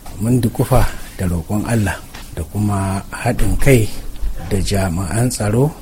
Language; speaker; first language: Hausa; native; Hausa